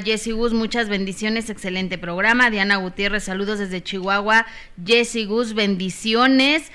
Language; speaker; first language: Spanish; native; Spanish